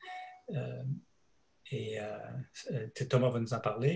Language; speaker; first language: French; native; French